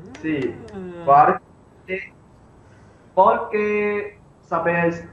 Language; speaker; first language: Spanish; non-native, learner; English